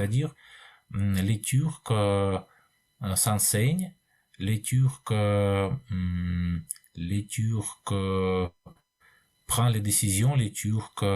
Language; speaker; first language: French; non-native, fluent; Russian